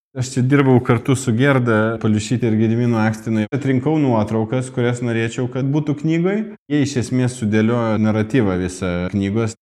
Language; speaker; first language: Lithuanian; non-native, local second language; Russian